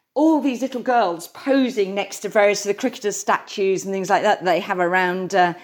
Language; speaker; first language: English; native; English